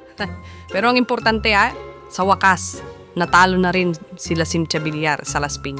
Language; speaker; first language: Filipino; native; Filipino